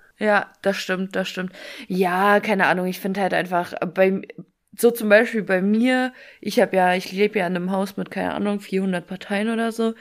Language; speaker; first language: German; early bilingual, other home language; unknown